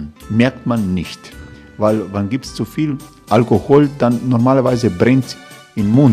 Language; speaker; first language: German; non-native, learner; Croatian